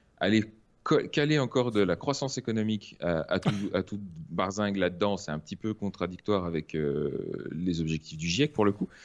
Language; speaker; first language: French; native; French